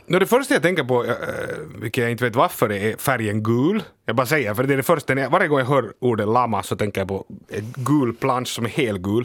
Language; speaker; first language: Swedish; native; Swedish